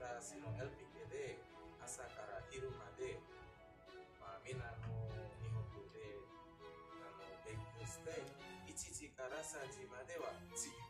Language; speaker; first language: Japanese; non-native, learner; Indonesian